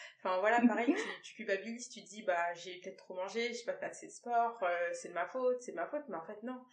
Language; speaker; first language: French; native; French